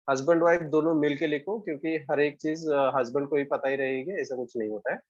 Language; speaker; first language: Hindi; non-native, local second language; Marathi